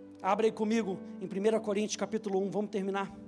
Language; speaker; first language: Portuguese; native; Portuguese